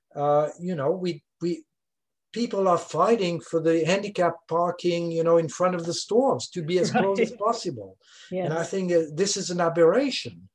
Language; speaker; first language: English; non-native, fluent; French